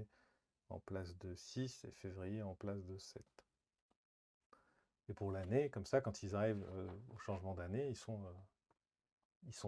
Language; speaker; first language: French; native; French